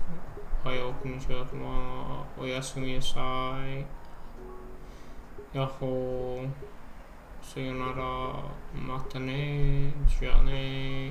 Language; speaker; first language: Japanese; non-native, learner; English